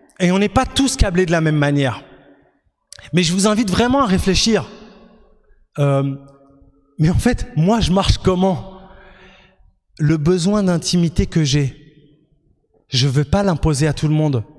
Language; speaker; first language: French; native; French